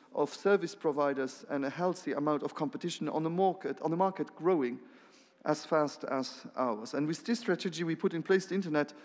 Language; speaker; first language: English; non-native, fluent; Luxembourgish